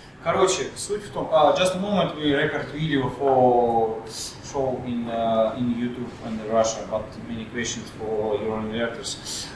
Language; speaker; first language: English; non-native, learner; Russian